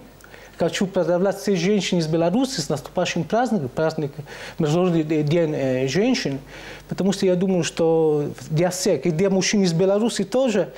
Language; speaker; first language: Russian; non-native, fluent; Italian